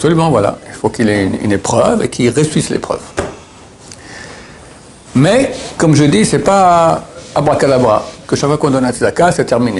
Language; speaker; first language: French; native; French